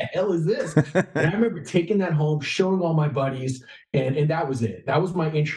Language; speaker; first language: English; native; English